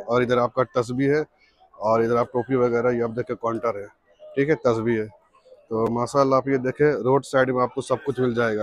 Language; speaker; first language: Hindi; native; Hindi